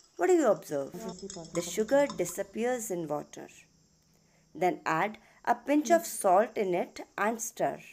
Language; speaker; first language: English; non-native, local second language; Hindi